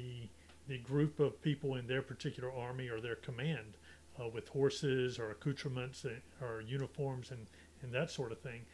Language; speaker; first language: English; native; English